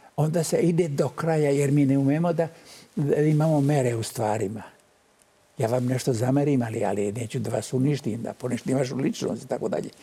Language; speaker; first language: Bosnian; native; Bosnian